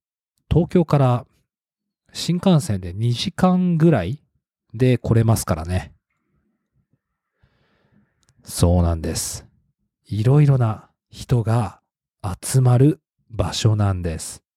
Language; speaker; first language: Japanese; non-native, fluent; English